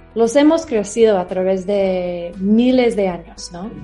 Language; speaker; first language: Spanish; non-native, fluent; English